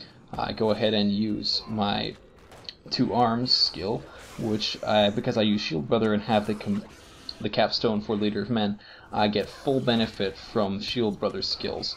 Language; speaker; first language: English; native; English